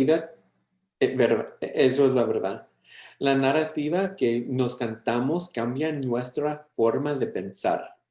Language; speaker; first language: Spanish; early bilingual, heritage; English